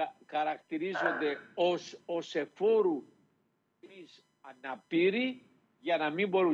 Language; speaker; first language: Greek; native; Greek